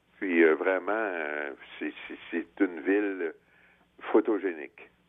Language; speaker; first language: French; native; French